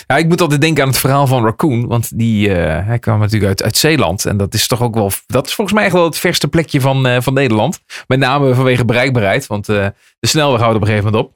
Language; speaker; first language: Dutch; native; Dutch